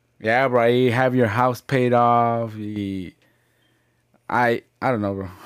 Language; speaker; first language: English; early bilingual, other home language; Spanish